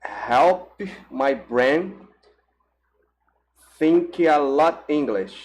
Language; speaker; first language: English; non-native, learner; Portuguese